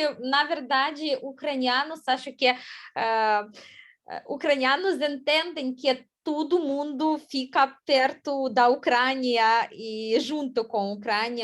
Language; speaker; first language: Portuguese; non-native, fluent; Ukrainian